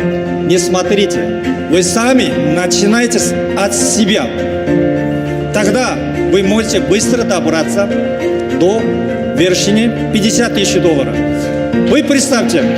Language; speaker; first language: Russian; non-native, learner; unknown